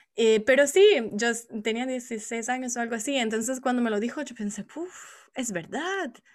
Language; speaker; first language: Spanish; non-native, fluent; Italian